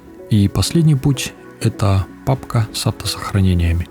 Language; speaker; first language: Russian; native; Russian